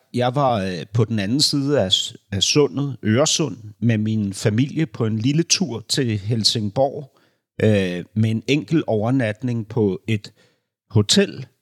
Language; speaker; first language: Danish; native; Danish